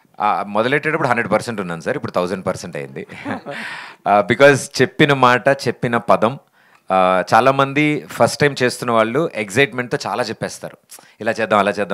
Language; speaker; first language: Telugu; native; Telugu